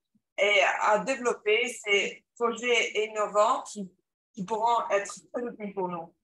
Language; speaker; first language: French; non-native, learner; English